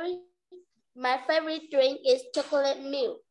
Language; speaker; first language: English; non-native, learner; Vietnamese